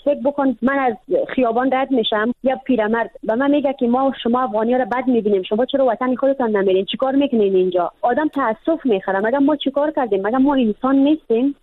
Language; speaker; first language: Persian; native; Persian